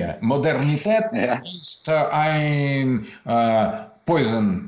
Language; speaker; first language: German; non-native, learner; Russian